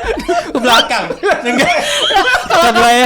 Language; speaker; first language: Indonesian; native; Indonesian